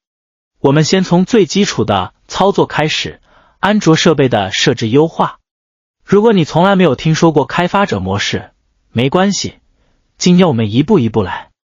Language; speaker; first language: Chinese; native; Chinese